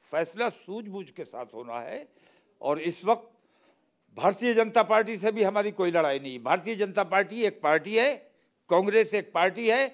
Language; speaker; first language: Hindi; native; Hindi